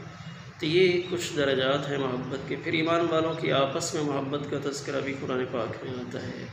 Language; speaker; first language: Urdu; native; Urdu